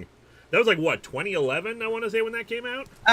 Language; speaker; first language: English; native; English